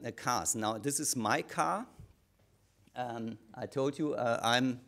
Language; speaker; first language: English; non-native, fluent; German